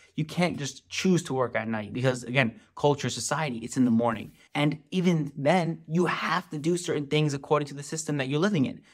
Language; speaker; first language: English; native; English